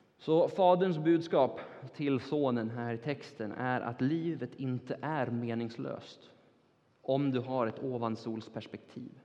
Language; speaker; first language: Swedish; non-native, fluent; Turkish